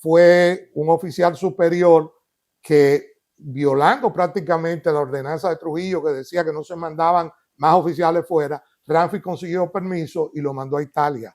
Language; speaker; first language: Spanish; native; Spanish